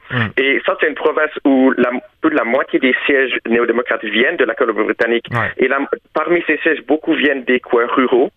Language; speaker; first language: French; native; French